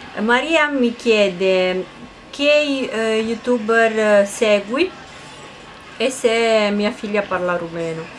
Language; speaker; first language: Italian; non-native, fluent; Romanian